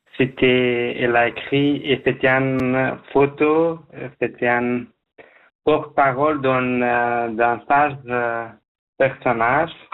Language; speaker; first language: French; non-native, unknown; Persian